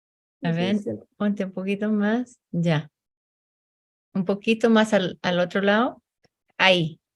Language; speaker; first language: Spanish; early bilingual, heritage; Spanish